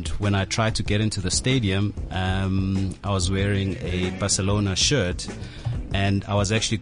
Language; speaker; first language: English; non-native, local second language; Zulu